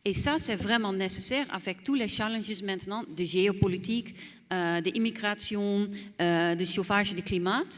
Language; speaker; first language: French; non-native, fluent; Dutch